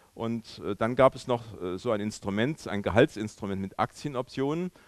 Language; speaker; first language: German; native; German